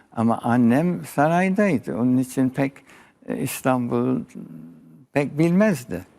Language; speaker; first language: Turkish; early bilingual, heritage; Turkish